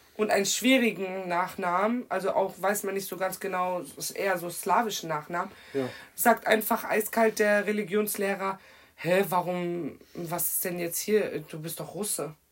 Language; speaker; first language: German; native; German